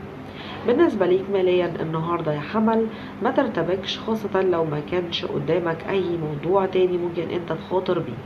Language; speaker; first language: Arabic; native; Arabic